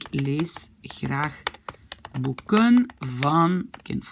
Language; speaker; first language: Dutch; non-native, fluent; French